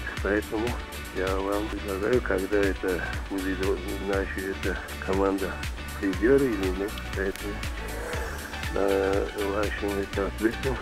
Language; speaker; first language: Russian; non-native, local second language; Uzbek